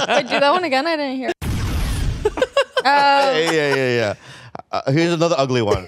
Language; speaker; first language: English; native; English